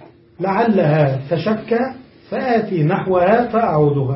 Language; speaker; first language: Arabic; native; Arabic